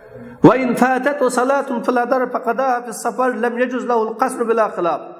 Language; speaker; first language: Arabic; non-native, fluent; Uzbek